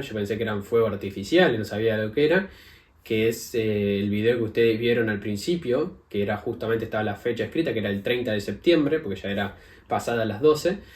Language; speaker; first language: Spanish; native; Spanish